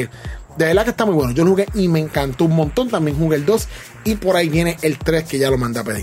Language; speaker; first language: Spanish; native; Spanish